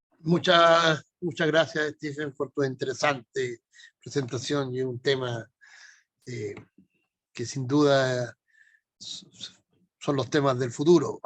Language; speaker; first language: Spanish; native; Spanish